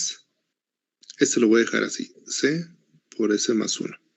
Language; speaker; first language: Spanish; native; Spanish